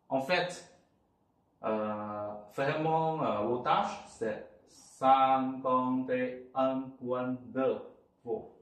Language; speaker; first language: French; non-native, fluent; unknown